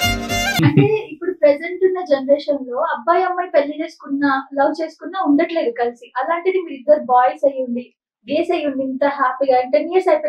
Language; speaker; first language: Telugu; native; Telugu